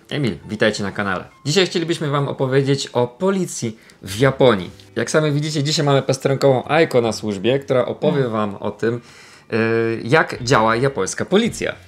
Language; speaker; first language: Polish; native; Polish